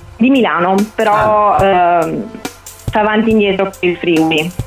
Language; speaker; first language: Italian; native; Italian